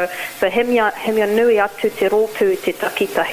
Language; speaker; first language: Māori; non-native, learner; Arabic